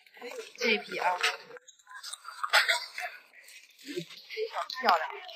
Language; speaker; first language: Chinese; native; Chinese